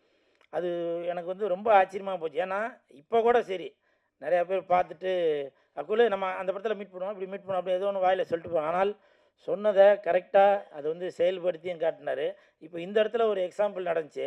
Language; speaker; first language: Tamil; native; Tamil